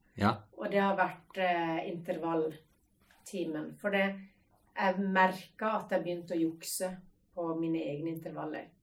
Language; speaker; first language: Norwegian; native; Norwegian